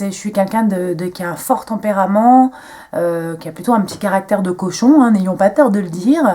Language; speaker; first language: French; native; French